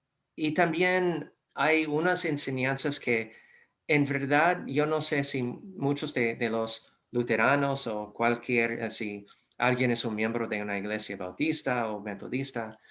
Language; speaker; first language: Spanish; non-native, fluent; English